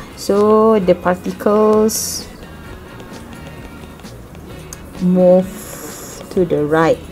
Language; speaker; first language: English; non-native, local second language; Malay